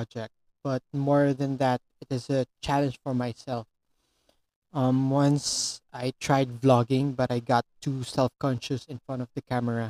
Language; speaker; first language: English; non-native, local second language; Filipino